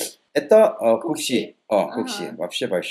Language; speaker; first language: Russian; non-native, learner; Korean